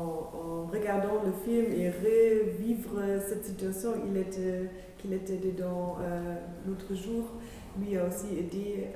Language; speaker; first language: French; non-native, fluent; German